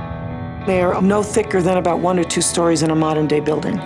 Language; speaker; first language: English; native; English